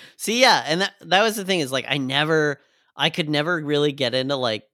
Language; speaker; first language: English; native; English